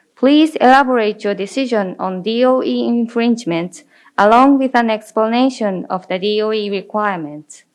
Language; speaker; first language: English; non-native, fluent; Japanese